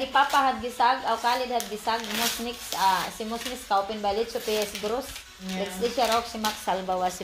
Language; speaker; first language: German; non-native, learner; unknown